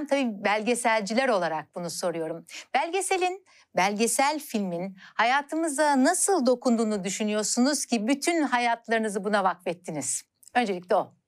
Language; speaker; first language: Turkish; native; Turkish